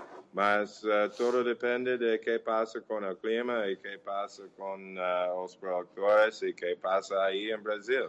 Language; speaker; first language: Portuguese; non-native, learner; English